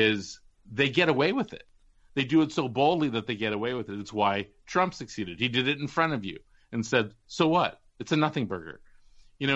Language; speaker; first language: English; native; English